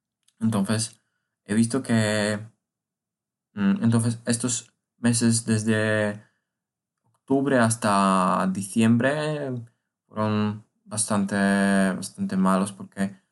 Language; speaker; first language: Spanish; non-native, learner; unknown